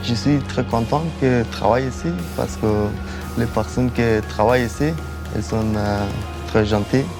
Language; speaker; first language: French; non-native, learner; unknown